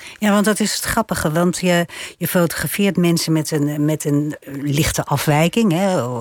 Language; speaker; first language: Dutch; native; Dutch